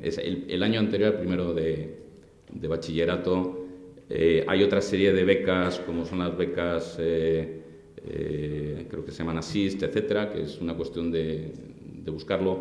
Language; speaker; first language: Spanish; native; Spanish